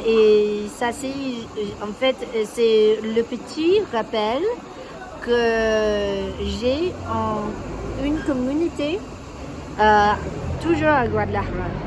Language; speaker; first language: French; non-native, learner; English